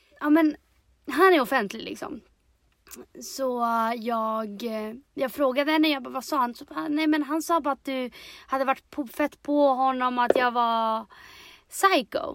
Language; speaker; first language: Swedish; early bilingual, other home language; Spanish